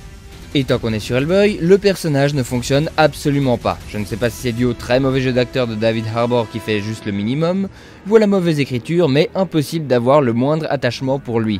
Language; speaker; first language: French; native; French